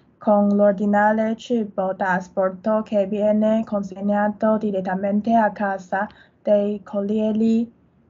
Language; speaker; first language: Italian; non-native, learner; Chinese